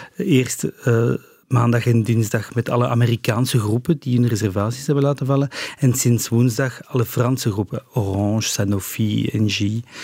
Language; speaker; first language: Dutch; non-native, local second language; French